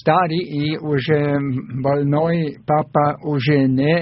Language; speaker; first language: Russian; non-native, fluent; German